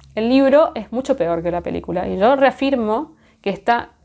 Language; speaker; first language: Spanish; native; Spanish